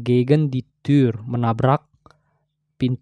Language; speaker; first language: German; non-native, fluent; Indonesian